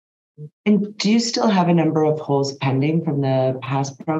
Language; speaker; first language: English; native; English